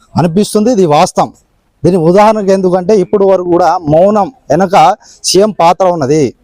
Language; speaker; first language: Telugu; non-native, local second language; Lambadi